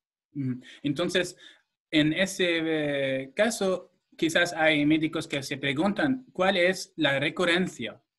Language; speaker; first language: Spanish; non-native, fluent; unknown